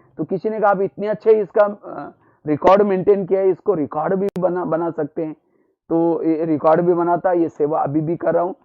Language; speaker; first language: Hindi; non-native, local second language; Marathi